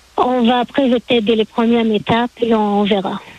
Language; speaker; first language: French; non-native, learner; Arabic